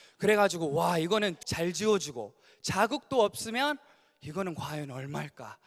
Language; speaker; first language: Korean; early bilingual, heritage; Korean